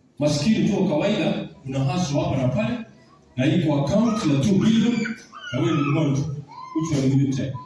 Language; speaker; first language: Swahili; non-native, local second language; Gusii